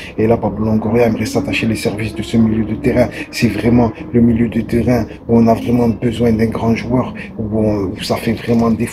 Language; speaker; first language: French; native; French